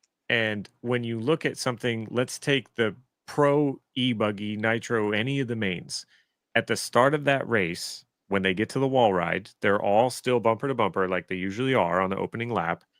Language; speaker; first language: English; native; English